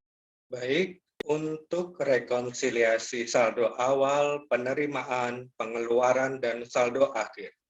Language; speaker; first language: Indonesian; native; Indonesian